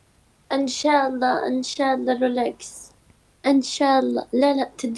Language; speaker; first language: Arabic; non-native, learner; Turkish